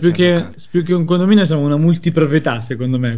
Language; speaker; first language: Italian; native; Italian